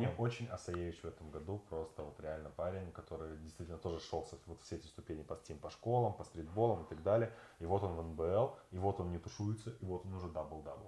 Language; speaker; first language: Russian; native; Russian